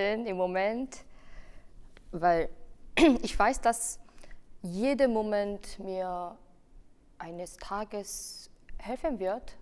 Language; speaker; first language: German; non-native, fluent; Korean